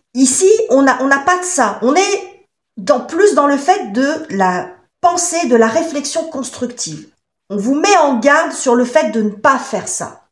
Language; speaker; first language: French; native; French